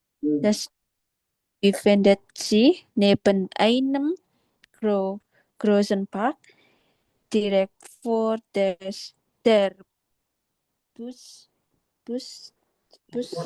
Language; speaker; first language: German; non-native, learner; Indonesian